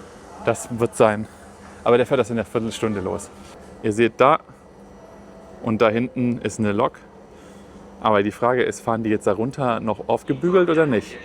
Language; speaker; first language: German; native; German